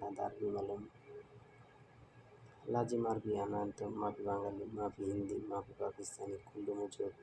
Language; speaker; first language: Arabic; non-native, learner; Bangla